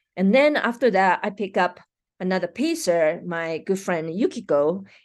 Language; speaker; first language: English; non-native, fluent; Japanese